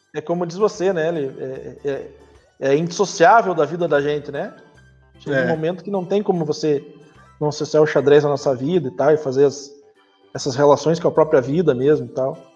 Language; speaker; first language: Portuguese; native; Portuguese